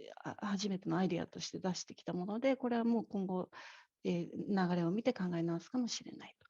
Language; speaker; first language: Japanese; native; Japanese